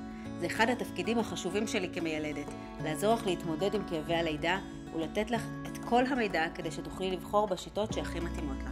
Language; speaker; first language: Hebrew; native; Hebrew